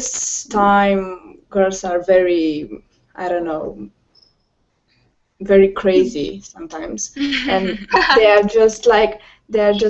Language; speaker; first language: English; non-native, learner; Romanian